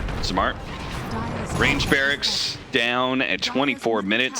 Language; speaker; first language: English; native; English